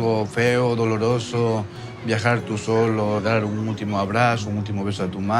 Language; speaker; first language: Spanish; native; Spanish